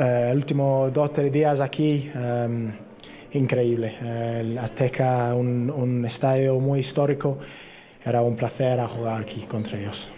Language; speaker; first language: Spanish; non-native, learner; English